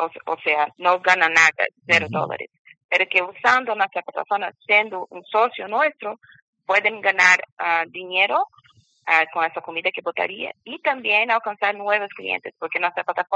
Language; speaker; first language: Spanish; non-native, learner; Portuguese